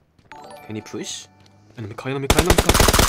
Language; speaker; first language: English; non-native, learner; Korean